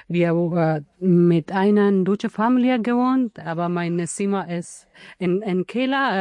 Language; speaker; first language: German; non-native, learner; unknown